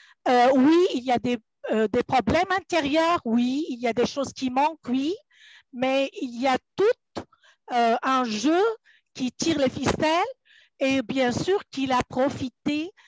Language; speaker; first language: French; non-native, fluent; Arabic